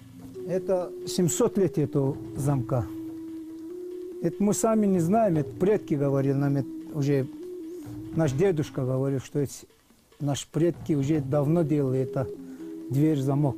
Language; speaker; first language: Russian; non-native, local second language; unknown